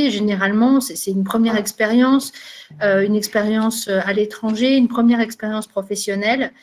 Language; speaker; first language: French; native; French